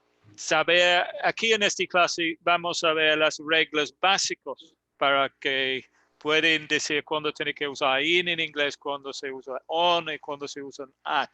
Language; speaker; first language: Spanish; non-native, learner; English